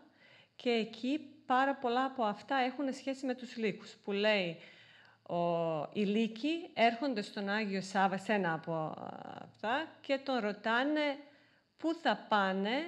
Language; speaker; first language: Greek; non-native, fluent; Serbian